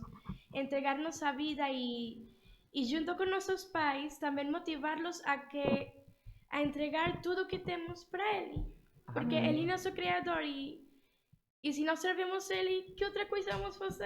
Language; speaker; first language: Portuguese; early bilingual, other home language; Spanish